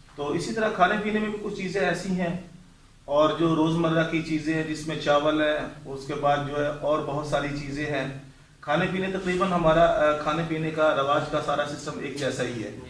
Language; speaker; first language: Hindi; non-native, local second language; Punjabi